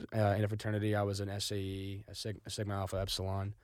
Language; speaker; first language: English; native; English